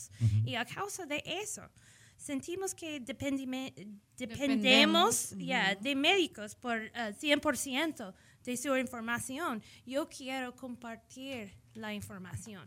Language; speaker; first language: Spanish; early bilingual, heritage; English